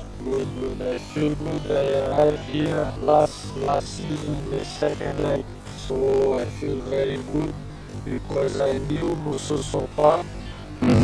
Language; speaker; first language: English; non-native, learner; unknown